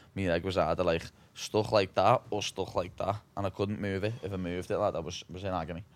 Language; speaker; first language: English; native; English